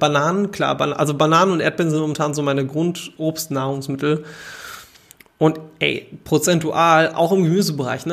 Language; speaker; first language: German; native; German